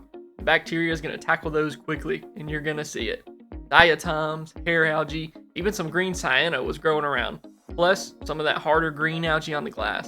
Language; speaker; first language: English; native; English